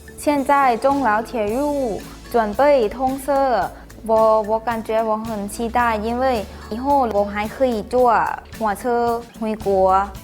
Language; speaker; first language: Chinese; non-native, fluent; Lao